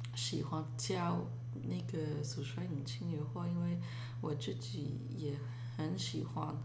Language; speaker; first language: Chinese; early bilingual, other home language; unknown